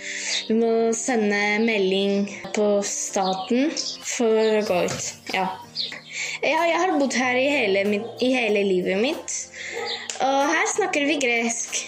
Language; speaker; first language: Norwegian; early bilingual, heritage; Greek